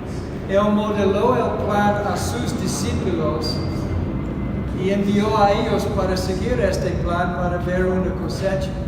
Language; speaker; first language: Spanish; non-native, fluent; English